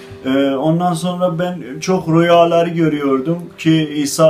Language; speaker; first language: Turkish; non-native, learner; Azerbaijani